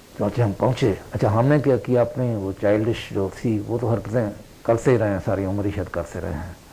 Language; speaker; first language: Urdu; non-native, local second language; Punjabi